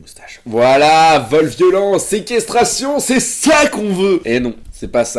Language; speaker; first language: French; native; French